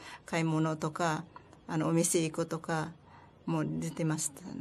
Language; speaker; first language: Japanese; non-native, learner; Filipino